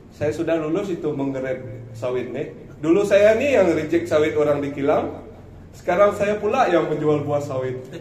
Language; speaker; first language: Malay; non-native, local second language; Iban